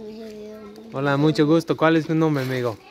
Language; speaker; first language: Spanish; non-native, learner; English